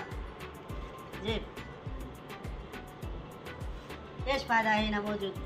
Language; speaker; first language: Arabic; non-native, learner; Bangla